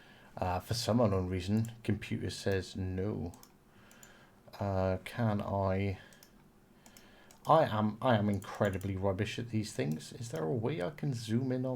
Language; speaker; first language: English; native; English